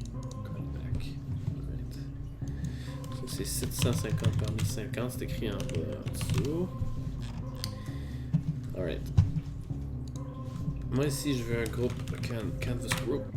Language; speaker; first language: French; native; French